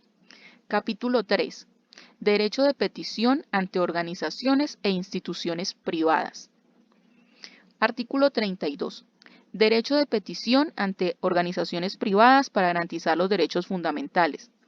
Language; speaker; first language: Spanish; native; Spanish